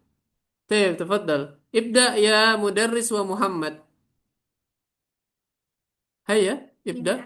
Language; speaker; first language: Arabic; non-native, learner; Indonesian